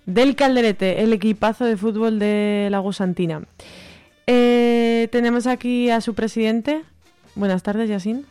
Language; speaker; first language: Spanish; native; Spanish